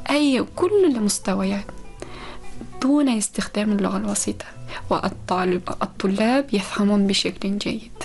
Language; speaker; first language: Arabic; non-native, fluent; Uzbek